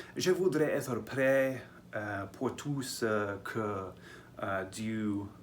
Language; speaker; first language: French; non-native, learner; English